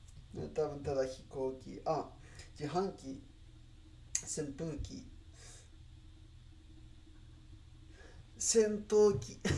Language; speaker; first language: Japanese; non-native, learner; Spanish